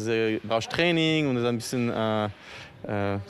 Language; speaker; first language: German; non-native, learner; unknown